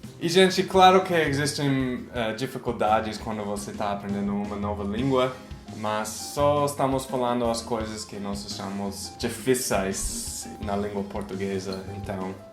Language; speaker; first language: Portuguese; non-native, fluent; English